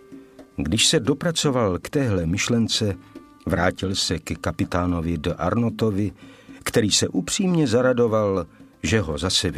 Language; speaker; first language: Czech; native; Czech